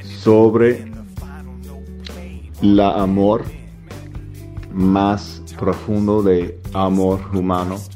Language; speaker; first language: Spanish; non-native, learner; English